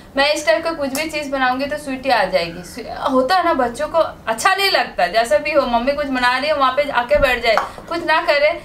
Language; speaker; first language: Hindi; non-native, local second language; Bangla